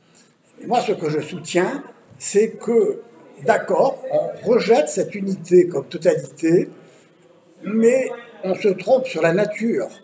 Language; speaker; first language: French; native; French